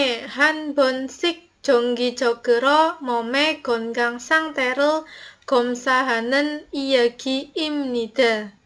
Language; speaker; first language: Korean; non-native, learner; Indonesian